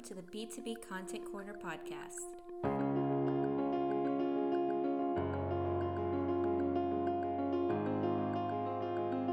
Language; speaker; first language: English; native; English